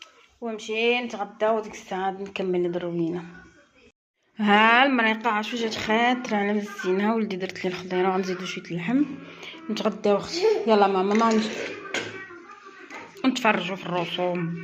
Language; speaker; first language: Arabic; native; Arabic